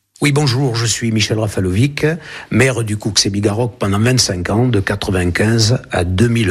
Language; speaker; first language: French; native; French